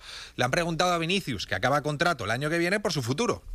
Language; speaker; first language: Spanish; native; Spanish